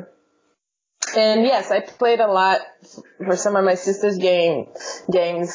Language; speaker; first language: English; non-native, fluent; Portuguese